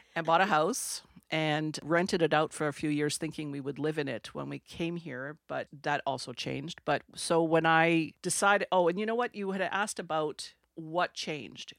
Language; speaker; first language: English; non-native, fluent; French